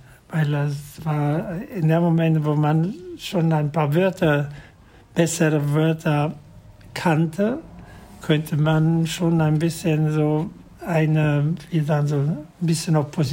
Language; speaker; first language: German; non-native, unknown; Italian